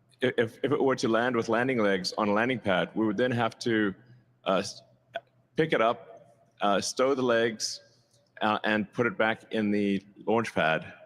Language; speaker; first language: English; native; English